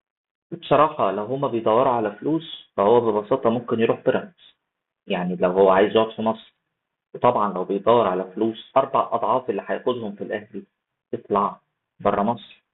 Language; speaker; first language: Arabic; native; Arabic